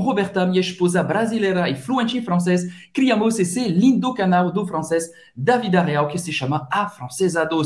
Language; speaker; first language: Portuguese; non-native, fluent; French